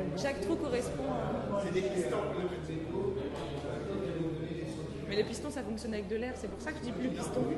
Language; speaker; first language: French; native; French